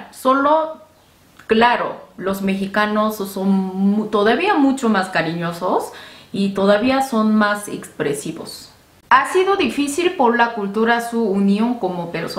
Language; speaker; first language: Spanish; non-native, fluent; Korean